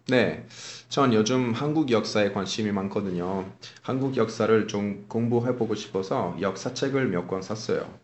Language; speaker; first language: Korean; non-native, fluent; Italian